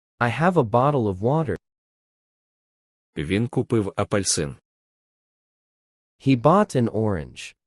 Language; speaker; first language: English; non-native, fluent; Ukrainian